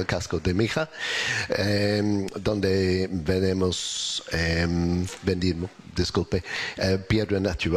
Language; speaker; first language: Spanish; non-native, learner; English